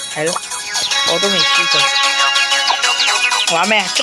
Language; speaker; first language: Chinese; early bilingual, heritage; Cantonese